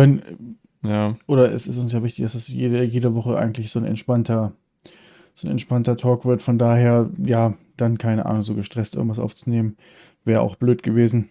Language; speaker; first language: German; native; German